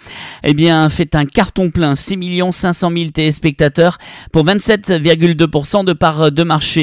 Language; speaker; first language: French; native; French